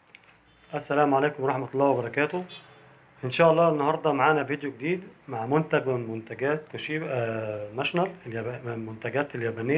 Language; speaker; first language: Arabic; native; Arabic